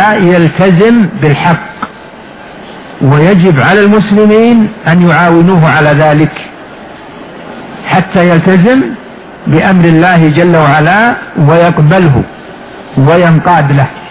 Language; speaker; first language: Arabic; native; Arabic